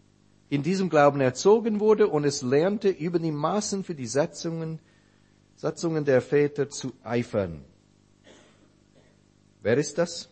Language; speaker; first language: German; non-native, fluent; English